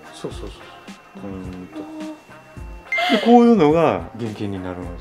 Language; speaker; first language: Japanese; native; Japanese